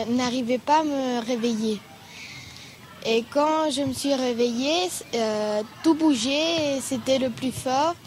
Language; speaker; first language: French; non-native, fluent; Spanish